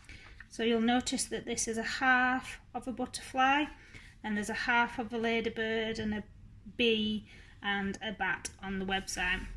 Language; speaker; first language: English; native; English